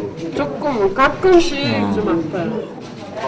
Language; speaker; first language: Korean; non-native, fluent; Mongolian